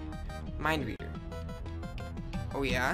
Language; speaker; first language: English; native; English